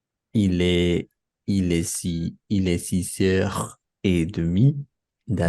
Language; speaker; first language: French; non-native, learner; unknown